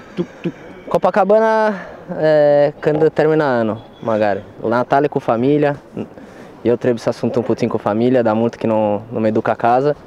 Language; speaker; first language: Romanian; non-native, learner; Portuguese